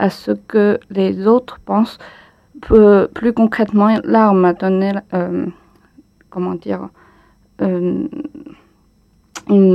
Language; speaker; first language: French; non-native, fluent; Chinese